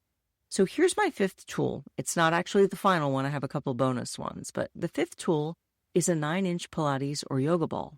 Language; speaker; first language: English; native; English